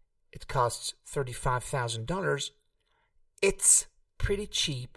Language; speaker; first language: English; non-native, fluent; Hungarian